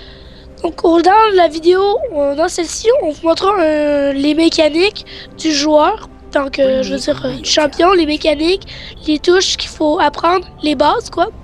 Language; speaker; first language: French; native; French